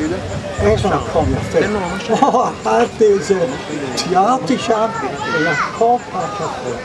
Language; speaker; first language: Hebrew; non-native, fluent; English